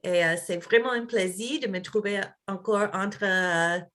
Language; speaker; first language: French; non-native, fluent; English